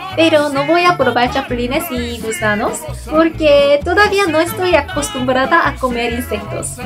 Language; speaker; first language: Spanish; non-native, fluent; Korean